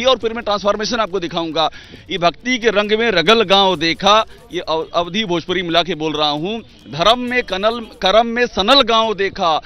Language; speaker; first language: Hindi; native; Hindi